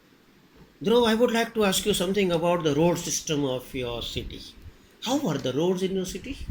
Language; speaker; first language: English; non-native, fluent; Gujarati